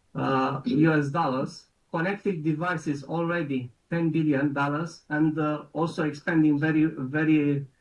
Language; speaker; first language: English; non-native, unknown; Romanian